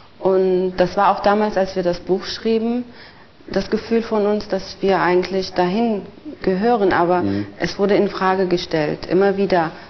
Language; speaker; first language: German; early bilingual, other home language; Turkish